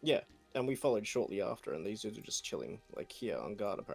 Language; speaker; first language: English; native; English